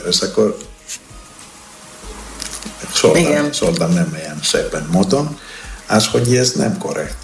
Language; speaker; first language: Hungarian; non-native, learner; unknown